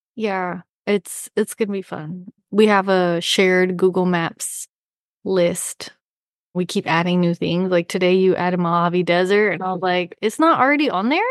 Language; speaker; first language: English; native; English